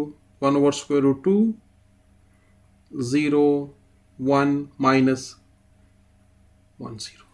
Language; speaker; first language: English; non-native, fluent; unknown